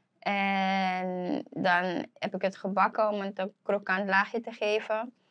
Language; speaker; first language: Dutch; native; Dutch